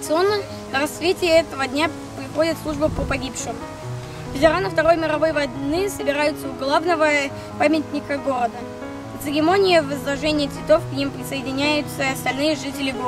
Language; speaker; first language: Russian; early bilingual, heritage; Russian